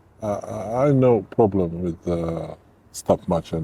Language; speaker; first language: English; non-native, learner; Georgian